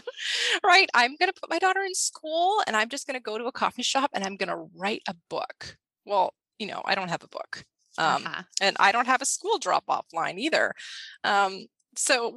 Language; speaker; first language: English; native; English